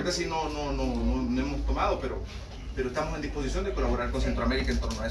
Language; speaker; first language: Spanish; native; Spanish